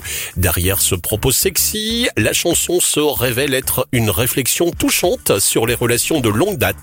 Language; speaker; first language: French; native; French